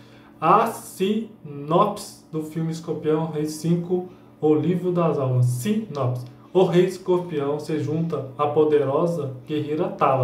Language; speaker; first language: Portuguese; native; Portuguese